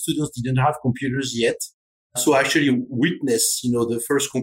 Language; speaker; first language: English; non-native, fluent; French